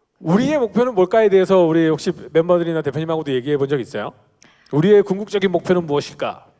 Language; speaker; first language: Korean; native; Korean